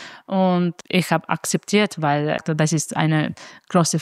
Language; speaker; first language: German; non-native, fluent; Italian